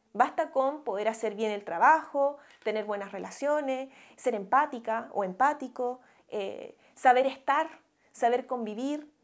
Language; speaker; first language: Spanish; native; Spanish